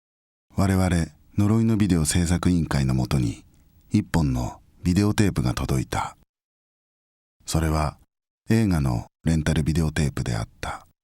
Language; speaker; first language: Japanese; native; Japanese